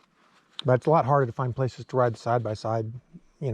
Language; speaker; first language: English; native; English